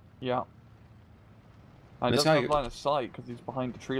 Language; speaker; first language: English; native; English